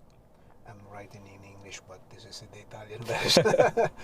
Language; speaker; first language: English; non-native, learner; Italian